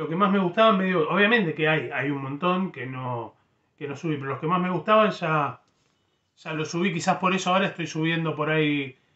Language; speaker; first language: Spanish; native; Spanish